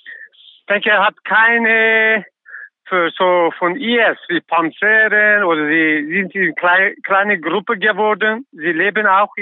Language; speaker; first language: German; non-native, learner; Kurdish